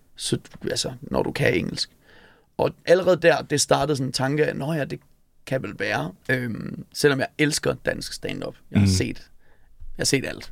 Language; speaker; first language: Danish; native; Danish